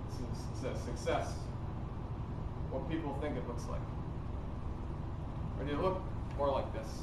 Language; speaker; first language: English; native; English